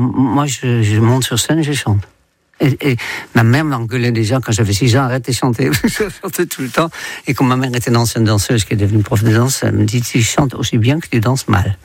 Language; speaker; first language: French; non-native, fluent; Dutch